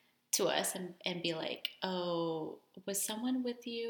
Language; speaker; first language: English; early bilingual, other home language; Spanish